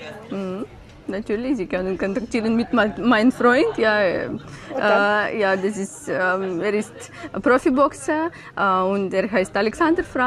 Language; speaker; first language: German; non-native, learner; Ukrainian